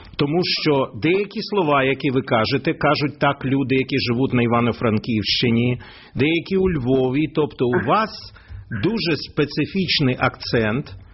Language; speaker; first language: Ukrainian; non-native, local second language; Russian